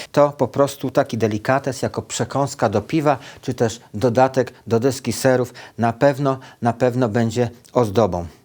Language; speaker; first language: Polish; native; Polish